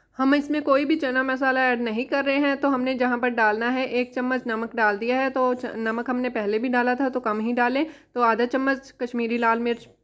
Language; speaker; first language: Hindi; non-native, local second language; Punjabi